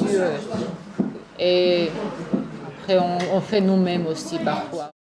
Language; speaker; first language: French; non-native, learner; Georgian